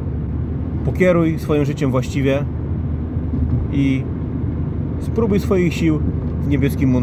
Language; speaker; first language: Polish; native; Polish